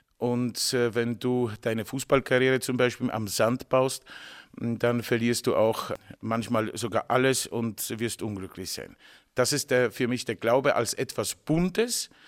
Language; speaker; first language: German; non-native, fluent; Polish